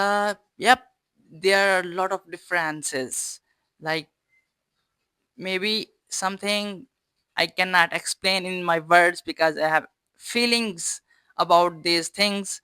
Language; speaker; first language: English; non-native, fluent; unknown